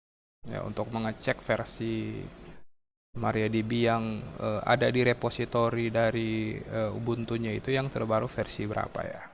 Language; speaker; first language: Indonesian; native; Indonesian